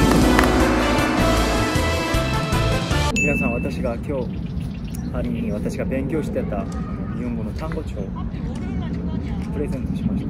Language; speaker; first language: Japanese; non-native, fluent; Korean